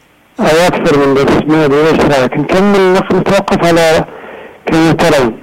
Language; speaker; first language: Arabic; native; Arabic